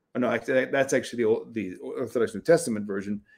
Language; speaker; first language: English; native; English